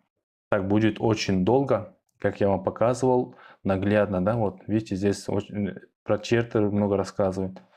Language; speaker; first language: Russian; non-native, local second language; Kyrgyz